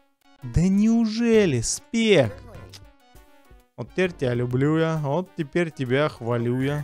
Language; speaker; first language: Russian; native; Russian